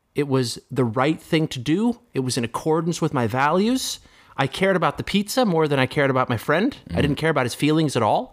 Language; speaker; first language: English; non-native, fluent; Norwegian